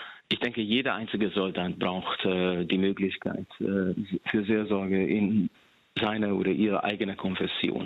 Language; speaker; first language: German; non-native, fluent; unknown